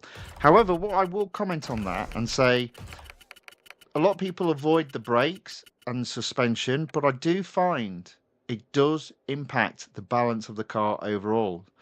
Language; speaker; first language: English; native; English